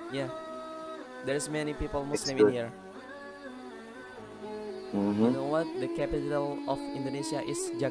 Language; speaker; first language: English; non-native, learner; Indonesian